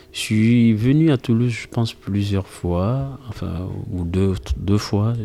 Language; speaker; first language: French; non-native, local second language; Mandingo